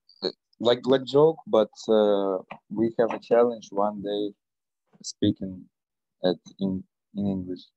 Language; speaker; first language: English; non-native, learner; Ukrainian